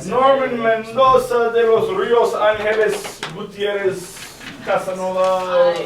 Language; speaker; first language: Spanish; non-native, learner; English